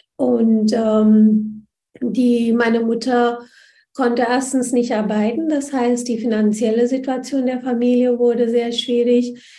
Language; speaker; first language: German; non-native, fluent; Hindi